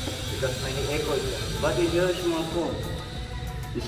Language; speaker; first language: English; non-native, learner; Indonesian